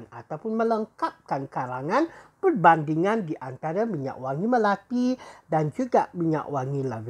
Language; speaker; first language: Malay; native; Malay